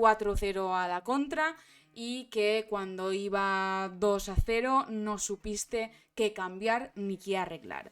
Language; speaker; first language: Spanish; native; Spanish